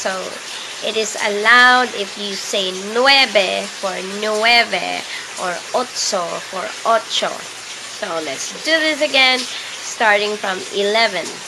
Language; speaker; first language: English; non-native, local second language; Hiligaynon